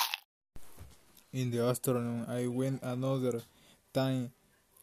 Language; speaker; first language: English; non-native, learner; Spanish